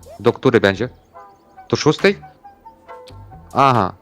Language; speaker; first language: Polish; non-native, learner; Ukrainian